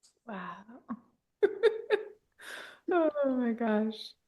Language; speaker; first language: English; native; English